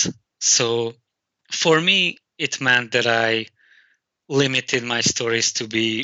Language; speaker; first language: English; non-native, fluent; Hungarian